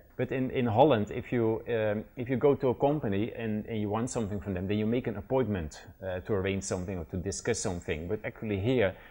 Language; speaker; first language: English; non-native, fluent; Dutch